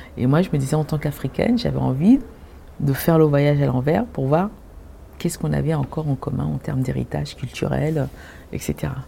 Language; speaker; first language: French; early bilingual, other home language; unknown